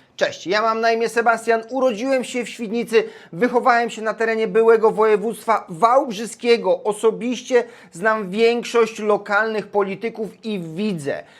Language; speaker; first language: Polish; native; Polish